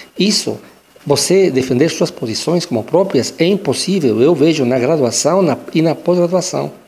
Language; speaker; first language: Portuguese; non-native, fluent; Spanish